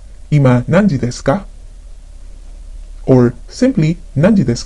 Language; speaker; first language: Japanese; non-native, fluent; Filipino